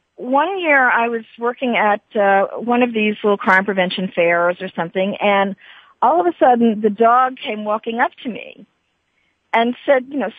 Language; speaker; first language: English; native; English